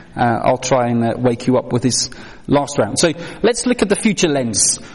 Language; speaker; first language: English; non-native, fluent; Dutch